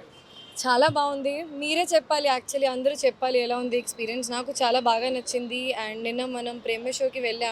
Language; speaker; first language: Telugu; non-native, fluent; Hindi